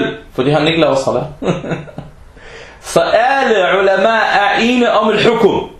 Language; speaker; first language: Danish; non-native, local second language; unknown